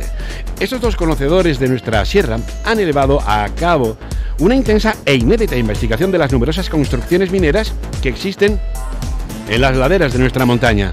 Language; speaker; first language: Spanish; native; Spanish